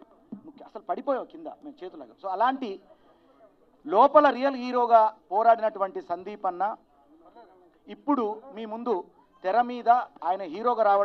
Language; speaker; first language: Telugu; native; Telugu